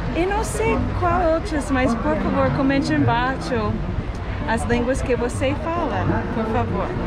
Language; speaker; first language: Portuguese; non-native, learner; English